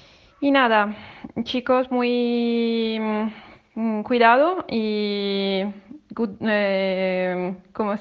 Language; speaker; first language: Spanish; non-native, fluent; Italian